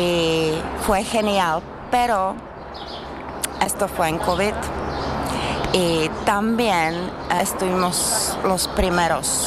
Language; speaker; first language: Spanish; non-native, fluent; Czech